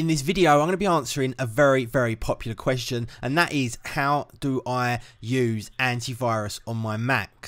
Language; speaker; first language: English; native; English